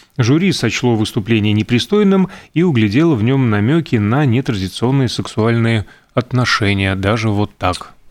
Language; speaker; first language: Russian; native; Russian